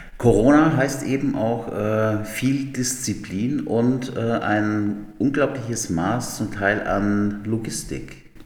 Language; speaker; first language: German; native; German